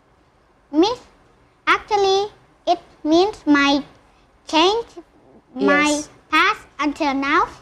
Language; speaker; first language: English; non-native, learner; Indonesian